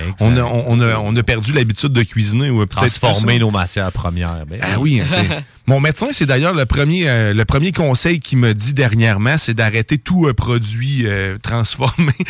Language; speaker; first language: French; native; French